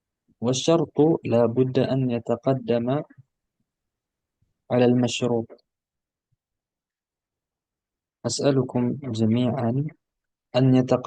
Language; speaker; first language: Arabic; non-native, fluent; Indonesian